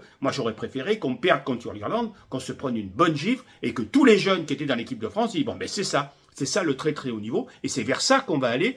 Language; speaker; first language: French; native; French